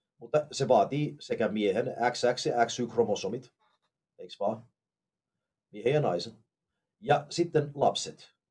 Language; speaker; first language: Finnish; early bilingual, heritage; Finnish